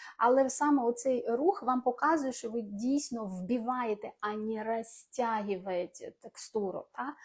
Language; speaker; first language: Ukrainian; non-native, local second language; Russian